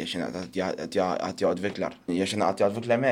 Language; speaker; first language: Swedish; non-native, learner; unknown